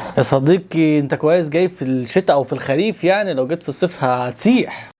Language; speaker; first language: Egyptian Arabic; native; Egyptian Arabic